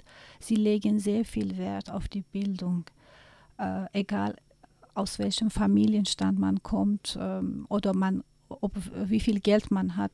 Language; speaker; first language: German; non-native, fluent; Persian